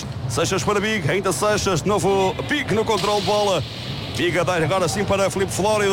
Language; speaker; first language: Portuguese; native; Portuguese